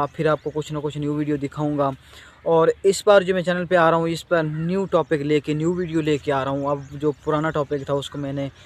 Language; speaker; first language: Urdu; non-native, local second language; Saraiki